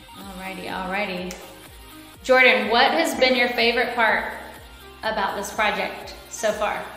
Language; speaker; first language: English; native; English